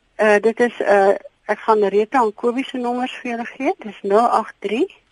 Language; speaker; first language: Afrikaans; native; Afrikaans